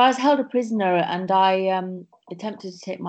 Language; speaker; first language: English; native; English